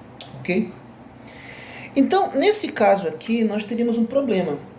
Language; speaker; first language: Portuguese; native; Portuguese